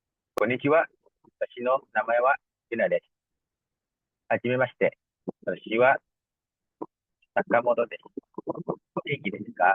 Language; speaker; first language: Japanese; non-native, learner; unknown